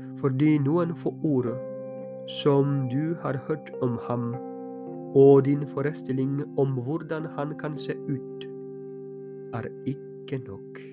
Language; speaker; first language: Norwegian; non-native, fluent; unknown